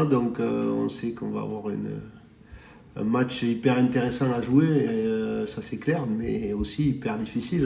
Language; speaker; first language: French; native; French